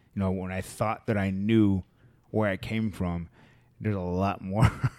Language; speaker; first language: English; early bilingual, other home language; Spanish